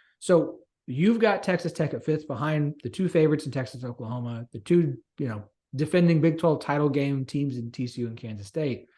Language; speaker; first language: English; native; English